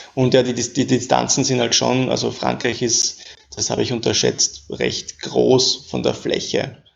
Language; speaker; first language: German; native; German